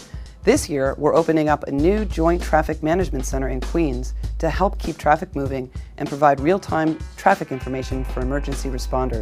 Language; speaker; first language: English; native; English